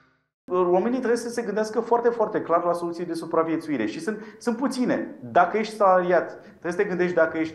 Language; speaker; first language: Romanian; native; Romanian